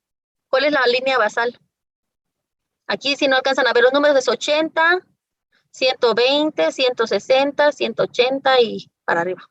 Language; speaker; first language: Spanish; native; Spanish